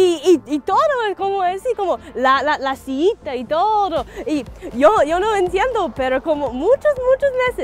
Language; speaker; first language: Spanish; non-native, learner; English